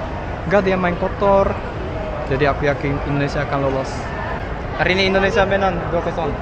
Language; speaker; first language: Indonesian; non-native, fluent; Japanese